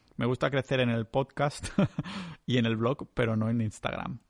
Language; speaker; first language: Spanish; native; Spanish